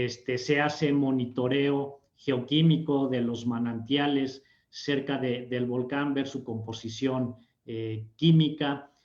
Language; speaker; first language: Spanish; native; Spanish